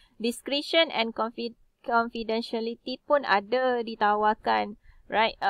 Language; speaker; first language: English; non-native, local second language; Malay